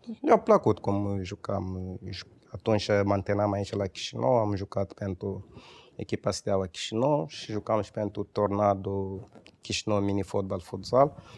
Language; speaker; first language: Romanian; non-native, fluent; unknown